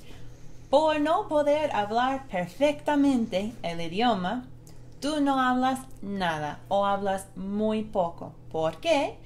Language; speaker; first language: Spanish; non-native, fluent; English